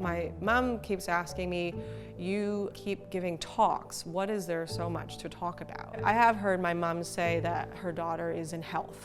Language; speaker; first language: English; early bilingual, other home language; Cantonese